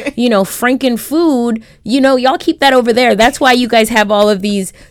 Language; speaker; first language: English; early bilingual, other home language; Haitian Creole